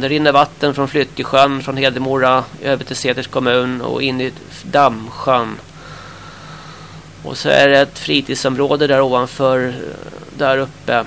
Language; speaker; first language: Swedish; native; Swedish